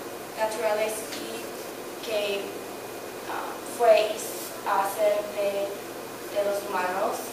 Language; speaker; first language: Spanish; non-native, learner; English